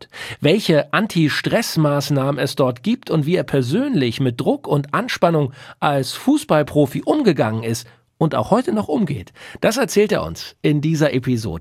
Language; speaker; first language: German; native; German